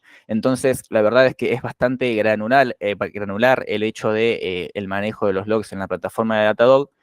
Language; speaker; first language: Spanish; native; Spanish